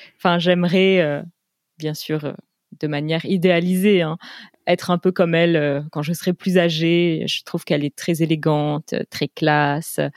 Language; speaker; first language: French; native; French